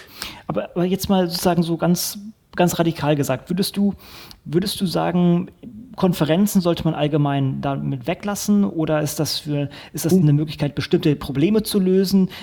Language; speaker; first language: German; native; German